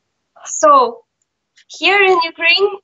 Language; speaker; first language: English; non-native, learner; Russian